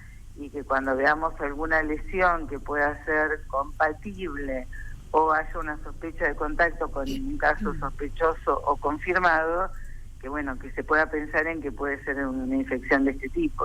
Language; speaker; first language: Spanish; native; Spanish